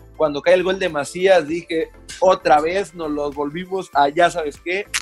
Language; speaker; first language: Spanish; native; Spanish